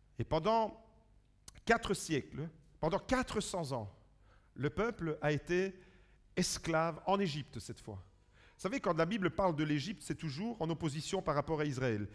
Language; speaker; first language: French; early bilingual, other home language; Italian